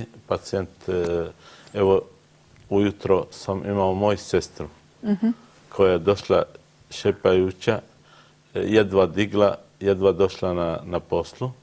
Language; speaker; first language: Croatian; non-native, learner; Arabic